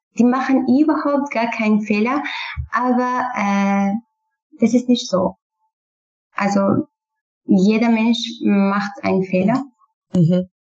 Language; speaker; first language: German; non-native, learner; Kurdish